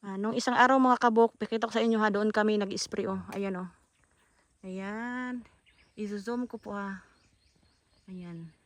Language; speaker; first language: Filipino; non-native, local second language; Cebuano